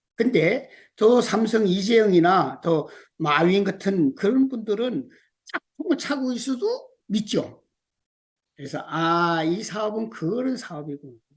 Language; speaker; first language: Korean; native; Korean